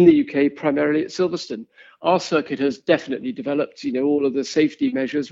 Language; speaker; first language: English; native; English